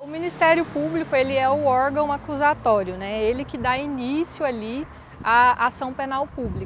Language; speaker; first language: Portuguese; native; Portuguese